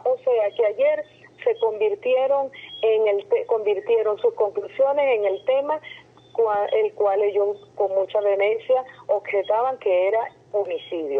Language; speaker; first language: Spanish; native; Spanish